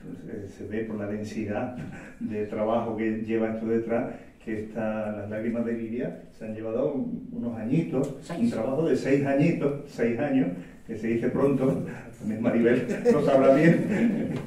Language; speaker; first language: Spanish; native; Spanish